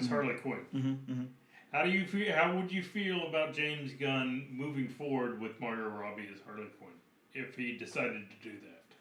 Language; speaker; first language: English; native; English